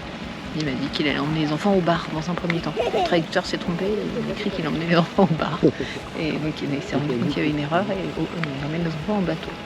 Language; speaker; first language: French; native; French